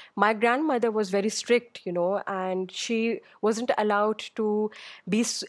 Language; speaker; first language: English; non-native, local second language; Urdu